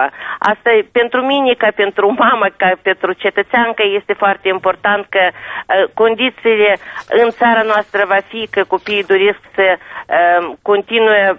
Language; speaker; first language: Romanian; non-native, local second language; Russian